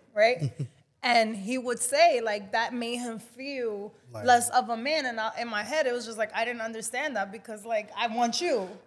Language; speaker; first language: English; non-native, fluent; Spanish